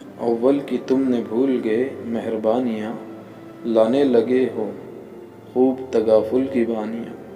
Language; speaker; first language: Urdu; native; Urdu